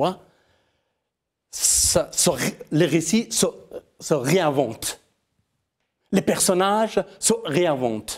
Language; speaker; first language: French; non-native, fluent; Persian